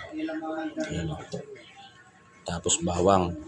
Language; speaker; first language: Filipino; non-native, local second language; Pampanga